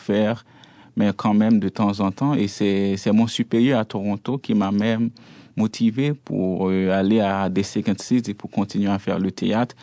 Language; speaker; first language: French; non-native, local second language; Haitian Creole